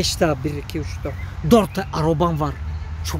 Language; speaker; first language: Turkish; non-native, learner; Tajik